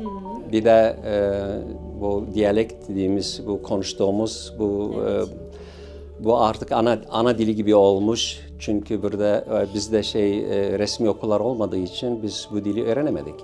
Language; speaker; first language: Turkish; non-native, local second language; Syriac